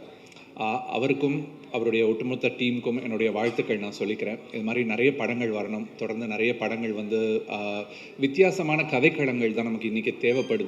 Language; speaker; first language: Tamil; native; Tamil